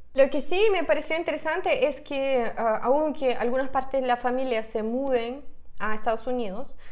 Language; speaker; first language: Spanish; non-native, fluent; Russian